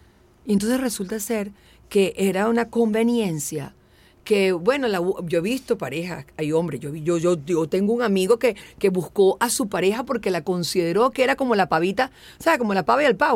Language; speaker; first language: Spanish; native; Spanish